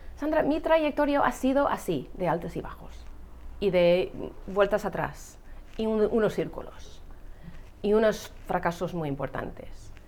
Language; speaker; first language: Spanish; non-native, fluent; English